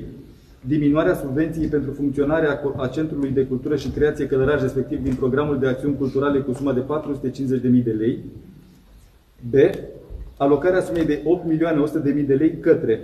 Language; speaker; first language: Romanian; native; Romanian